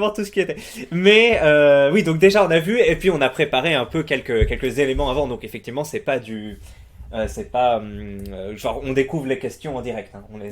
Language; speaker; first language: French; native; French